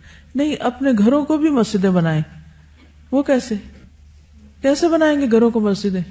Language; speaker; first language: Urdu; native; Urdu